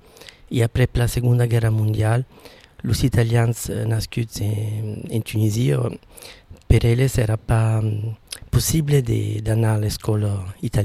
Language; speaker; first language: French; non-native, fluent; Italian